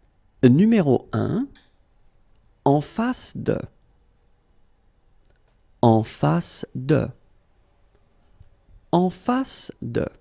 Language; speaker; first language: French; native; French